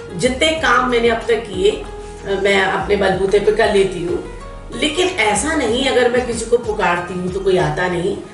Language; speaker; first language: Hindi; native; Hindi